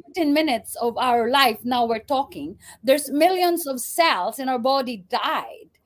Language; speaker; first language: English; non-native, local second language; Cebuano